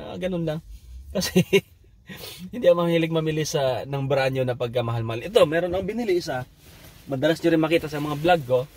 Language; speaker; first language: Filipino; non-native, local second language; Cebuano